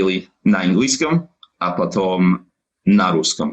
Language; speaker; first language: Russian; non-native, learner; English